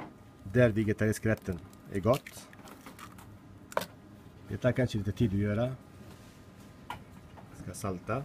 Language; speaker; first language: Swedish; non-native, learner; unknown